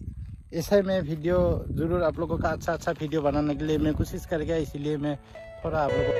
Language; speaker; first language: Hindi; non-native, learner; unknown